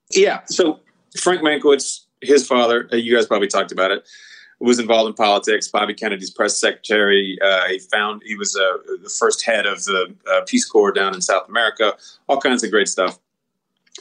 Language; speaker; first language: English; native; English